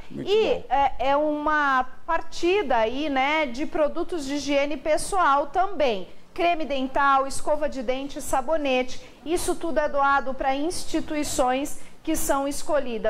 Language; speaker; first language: Portuguese; native; Portuguese